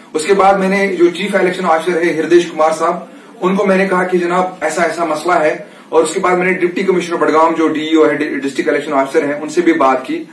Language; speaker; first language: Hindi; non-native, local second language; Kashmiri